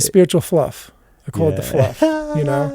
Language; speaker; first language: English; native; English